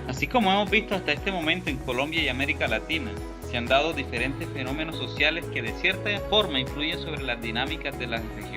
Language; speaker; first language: Spanish; native; Spanish